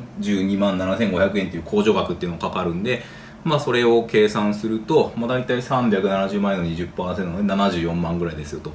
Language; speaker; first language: Japanese; native; Japanese